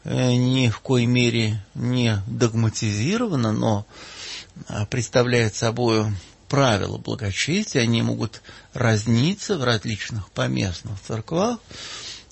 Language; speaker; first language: Russian; native; Russian